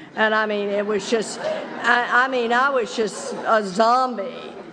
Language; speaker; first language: English; native; English